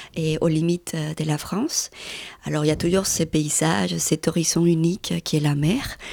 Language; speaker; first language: French; non-native, fluent; Spanish